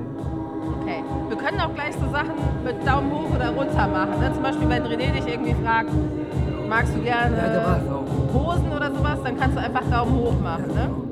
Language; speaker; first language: German; native; German